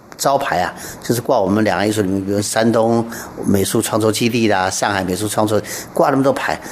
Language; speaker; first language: Chinese; native; Chinese